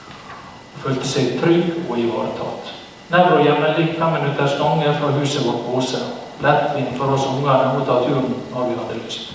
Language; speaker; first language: Norwegian; native; Norwegian